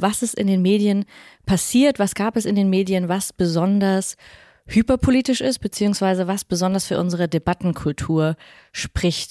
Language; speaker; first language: German; native; German